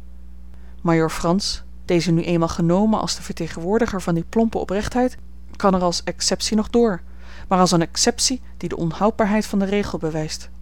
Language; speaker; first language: Dutch; native; Dutch